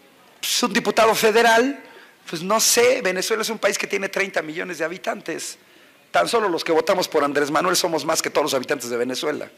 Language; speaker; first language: Spanish; native; Spanish